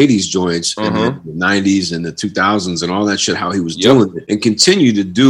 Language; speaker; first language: English; native; English